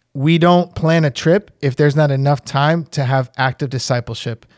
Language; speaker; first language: English; native; English